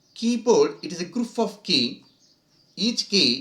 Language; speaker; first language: English; non-native, local second language; Kannada